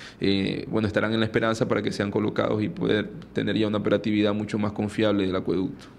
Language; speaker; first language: Spanish; native; Spanish